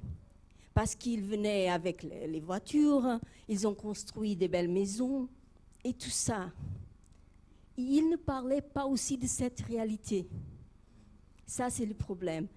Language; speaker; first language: French; non-native, fluent; Portuguese